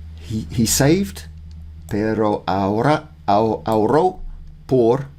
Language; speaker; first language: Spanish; non-native, learner; English